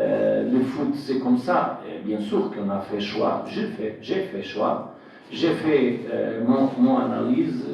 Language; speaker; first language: French; non-native, fluent; Portuguese